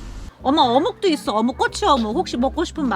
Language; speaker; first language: Korean; native; Korean